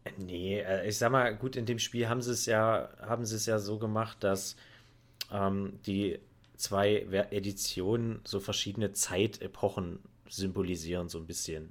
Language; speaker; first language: German; native; German